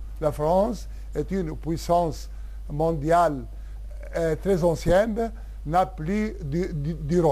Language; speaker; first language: French; non-native, local second language; Arabic